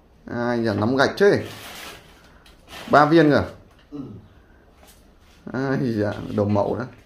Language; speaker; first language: Vietnamese; native; Vietnamese